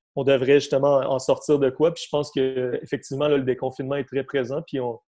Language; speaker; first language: French; native; French